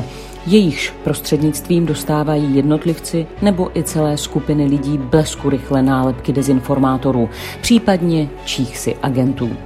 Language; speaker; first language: Czech; native; Czech